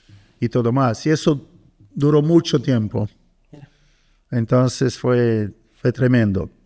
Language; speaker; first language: Spanish; non-native, fluent; Portuguese